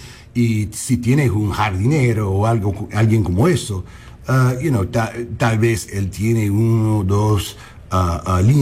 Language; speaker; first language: Spanish; early bilingual, heritage; English